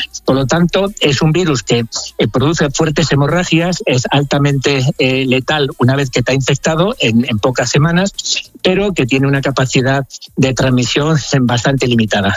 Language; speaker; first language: Spanish; native; Spanish